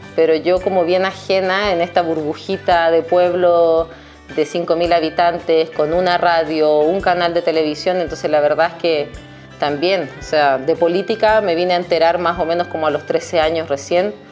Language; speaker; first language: Spanish; native; Spanish